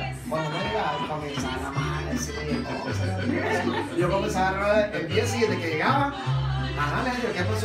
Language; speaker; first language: Spanish; native; Spanish